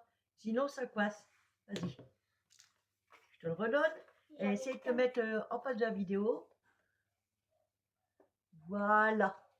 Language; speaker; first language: French; native; French